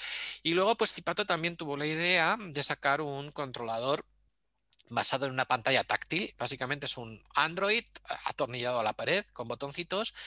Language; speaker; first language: Spanish; native; Spanish